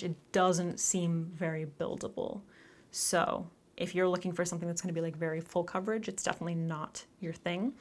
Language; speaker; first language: English; native; English